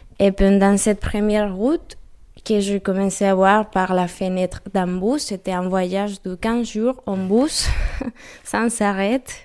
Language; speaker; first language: French; non-native, learner; Spanish